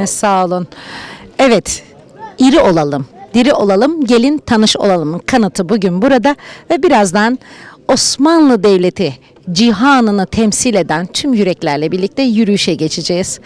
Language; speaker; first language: Turkish; native; Turkish